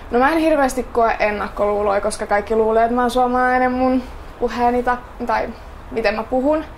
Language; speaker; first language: Finnish; early bilingual, other home language; Estonian